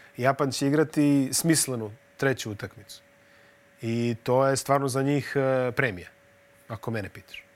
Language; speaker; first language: Bosnian; native; Bosnian